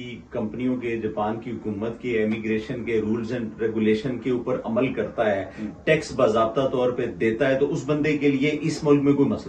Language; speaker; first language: Hindi; native; Hindi